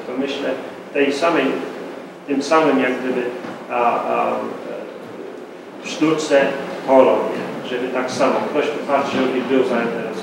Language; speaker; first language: Polish; early bilingual, heritage; Polish